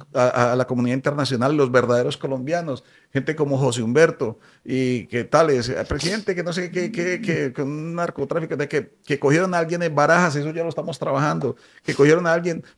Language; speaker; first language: Spanish; native; Spanish